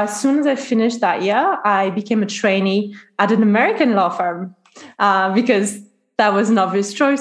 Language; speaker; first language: English; non-native, fluent; French